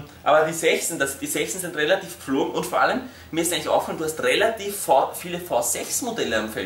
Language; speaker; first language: German; native; German